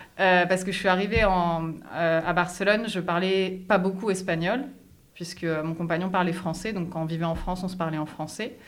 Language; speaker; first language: French; native; French